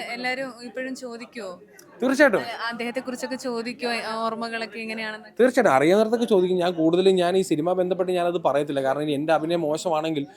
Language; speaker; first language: Malayalam; native; Malayalam